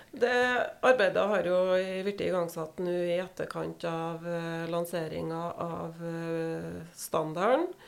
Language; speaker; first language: Norwegian; native; Norwegian